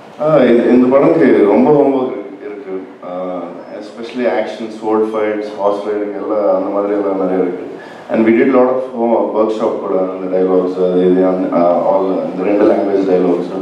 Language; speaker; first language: Tamil; non-native, learner; Telugu